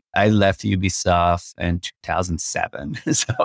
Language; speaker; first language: English; non-native, fluent; French